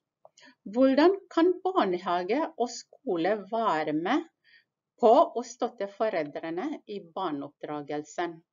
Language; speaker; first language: Norwegian; non-native, fluent; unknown